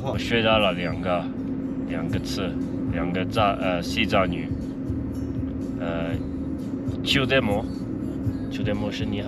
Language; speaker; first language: Chinese; non-native, fluent; English